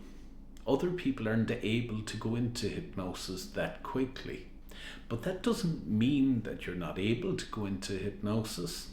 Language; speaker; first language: English; native; English